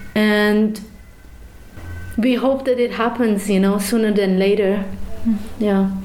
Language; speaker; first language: English; non-native, fluent; Persian